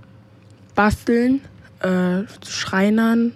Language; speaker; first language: German; early bilingual, other home language; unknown